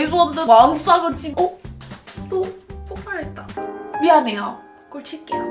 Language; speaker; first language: Korean; non-native, fluent; English